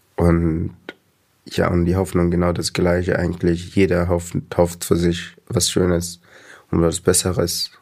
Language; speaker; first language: German; non-native, fluent; Arabic